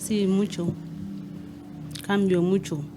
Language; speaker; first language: Spanish; non-native, learner; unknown